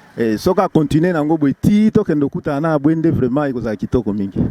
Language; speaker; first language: Lingala; native; Lingala